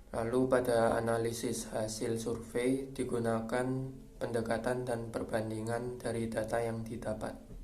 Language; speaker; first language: Indonesian; native; Indonesian